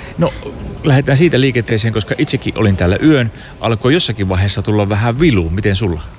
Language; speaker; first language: Finnish; native; Finnish